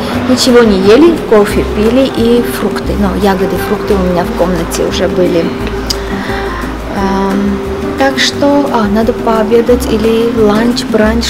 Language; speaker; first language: Russian; non-native, fluent; Armenian